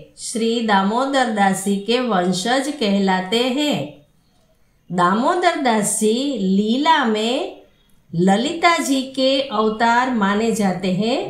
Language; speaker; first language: Hindi; non-native, local second language; Gujarati